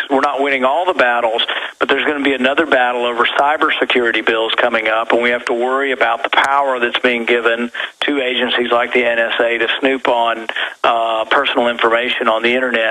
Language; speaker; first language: English; native; English